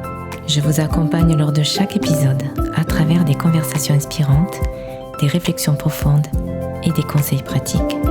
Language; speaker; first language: French; native; French